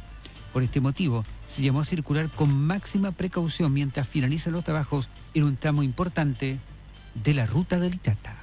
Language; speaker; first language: Spanish; native; Spanish